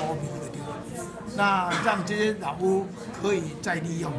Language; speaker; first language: Chinese; native; Chinese